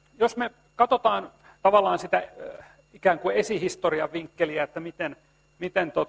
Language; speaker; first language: Finnish; native; Finnish